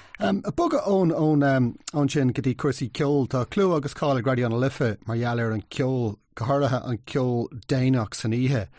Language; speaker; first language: Irish; non-native, local second language; English